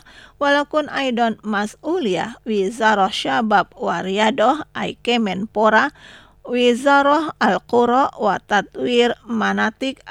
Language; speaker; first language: Arabic; non-native, learner; Indonesian